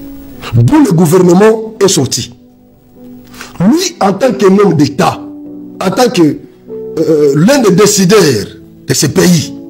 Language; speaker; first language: French; non-native, local second language; Lingala